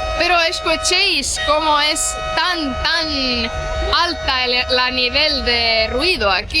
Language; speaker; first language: Spanish; non-native, fluent; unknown